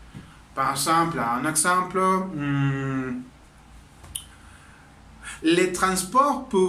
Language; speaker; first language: French; non-native, learner; Spanish